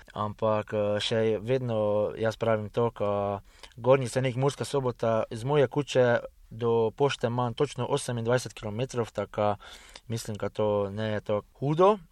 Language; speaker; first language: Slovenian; early bilingual, heritage; Hungarian